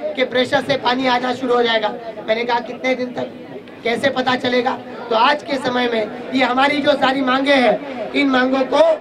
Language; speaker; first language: Hindi; non-native, local second language; Marathi